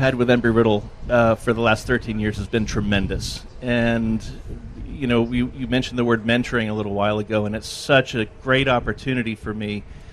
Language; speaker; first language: English; native; English